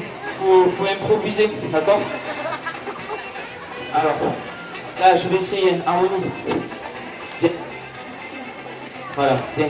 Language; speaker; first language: French; native; French